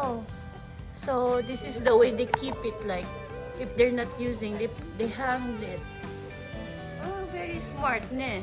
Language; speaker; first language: English; non-native, learner; Japanese